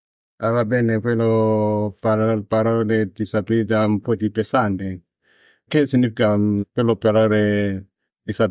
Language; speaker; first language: Italian; non-native, learner; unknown